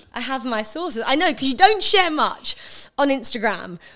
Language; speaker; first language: English; native; English